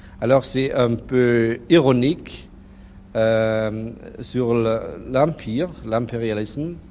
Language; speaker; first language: French; non-native, learner; German